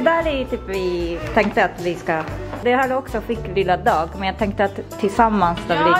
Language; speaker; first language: Swedish; non-native, learner; Japanese